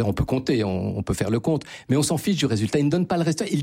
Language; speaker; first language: French; native; French